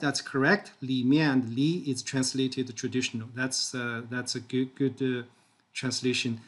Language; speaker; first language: English; non-native, fluent; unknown